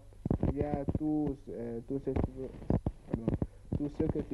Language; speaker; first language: French; non-native, learner; Arabic